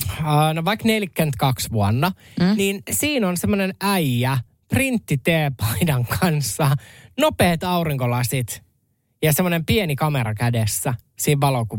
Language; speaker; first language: Finnish; native; Finnish